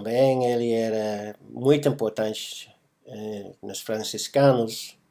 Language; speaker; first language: Portuguese; non-native, fluent; English